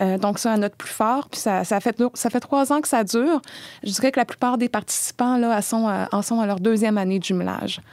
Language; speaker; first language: French; native; French